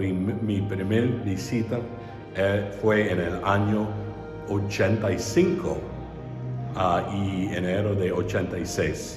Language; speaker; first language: Spanish; non-native, fluent; English